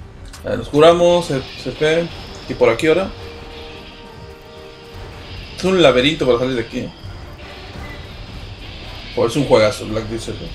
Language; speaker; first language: Spanish; native; Spanish